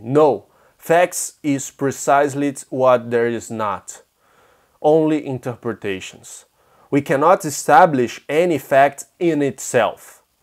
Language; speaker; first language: English; non-native, fluent; Portuguese